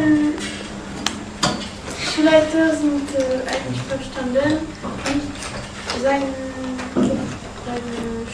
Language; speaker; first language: German; non-native, learner; French